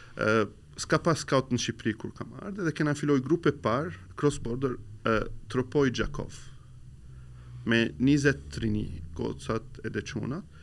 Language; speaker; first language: Albanian; non-native, learner; Arabic